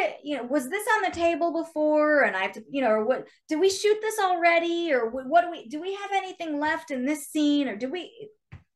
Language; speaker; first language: English; native; English